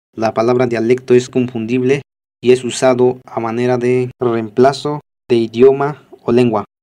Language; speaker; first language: Spanish; non-native, local second language; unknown